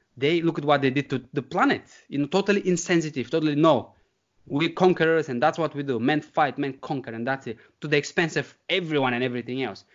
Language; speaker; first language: English; non-native, fluent; Bulgarian